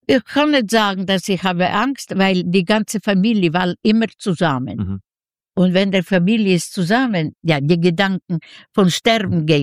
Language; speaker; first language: German; non-native, learner; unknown